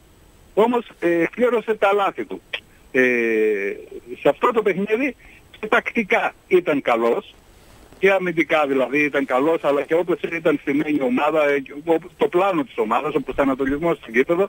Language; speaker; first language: Greek; native; Greek